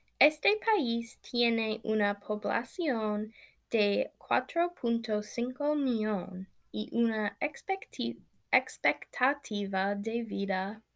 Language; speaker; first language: Spanish; non-native, learner; English